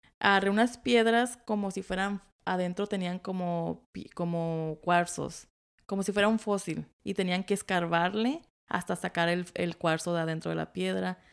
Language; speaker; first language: Spanish; early bilingual, heritage; Spanish